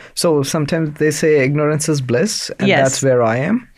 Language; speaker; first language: English; non-native, local second language; Punjabi